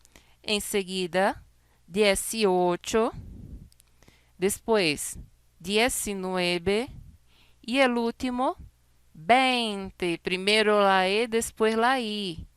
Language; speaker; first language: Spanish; non-native, fluent; Portuguese